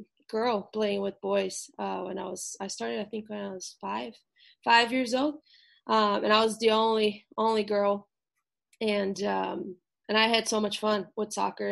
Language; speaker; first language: English; non-native, fluent; Portuguese